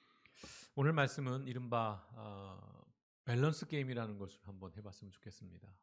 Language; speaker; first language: Korean; native; Korean